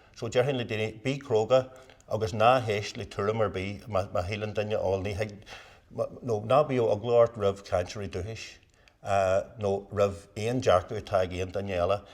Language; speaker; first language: Irish; non-native, local second language; English